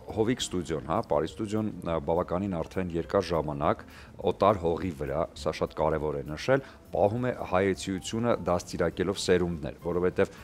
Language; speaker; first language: Armenian; native; Armenian